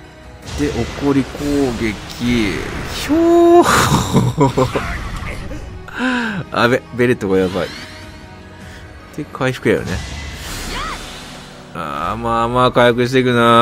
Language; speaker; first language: Japanese; native; Japanese